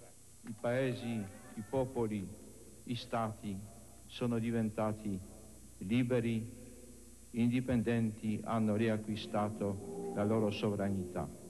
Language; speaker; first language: Italian; non-native, fluent; Polish